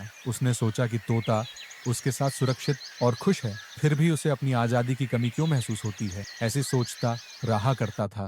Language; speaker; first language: Hindi; native; Hindi